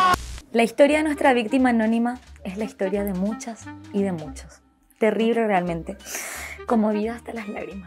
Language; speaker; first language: Spanish; native; Spanish